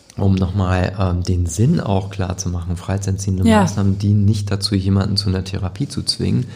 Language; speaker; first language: German; native; German